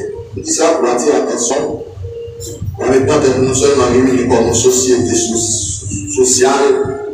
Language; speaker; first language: French; non-native, local second language; Haitian Creole